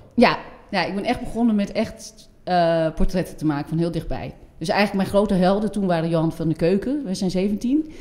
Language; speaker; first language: Dutch; non-native, fluent; French